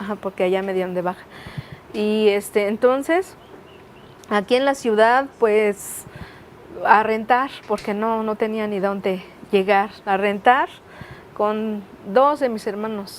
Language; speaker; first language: Spanish; non-native, local second language; Nahuatl languages